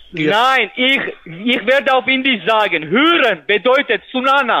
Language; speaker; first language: German; non-native, fluent; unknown